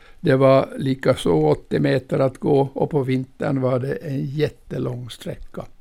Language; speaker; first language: Swedish; native; Swedish